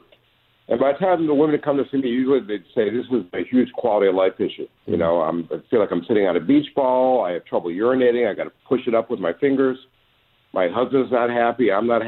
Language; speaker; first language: English; native; English